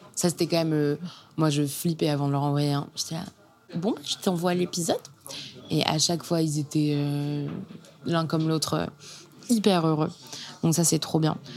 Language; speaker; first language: French; native; French